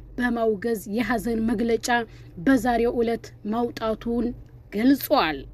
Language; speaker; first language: Amharic; non-native, local second language; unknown